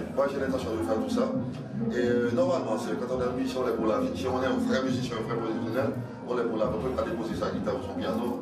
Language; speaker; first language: French; native; French